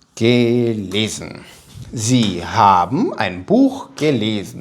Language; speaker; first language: German; non-native, fluent; Ukrainian